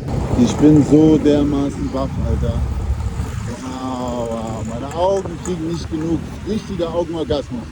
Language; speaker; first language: German; native; German